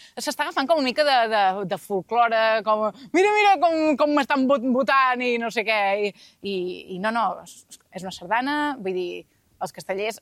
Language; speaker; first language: Catalan; native; Catalan